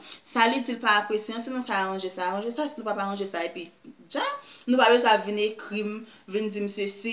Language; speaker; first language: French; non-native, local second language; Haitian Creole